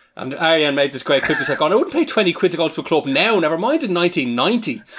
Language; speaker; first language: English; native; English